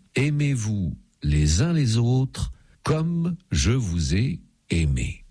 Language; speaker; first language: French; native; French